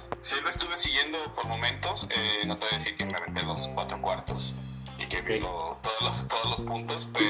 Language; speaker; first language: Spanish; native; Spanish